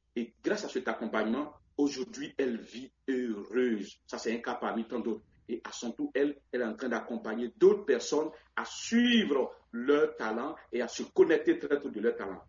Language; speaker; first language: French; non-native, local second language; Baoulé